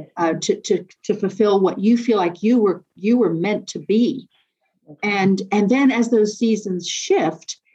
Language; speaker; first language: English; native; English